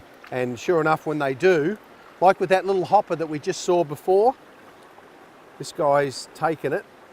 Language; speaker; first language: English; native; English